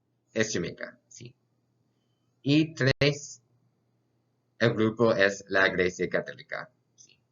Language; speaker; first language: Spanish; non-native, learner; English